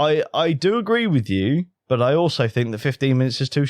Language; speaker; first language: English; native; English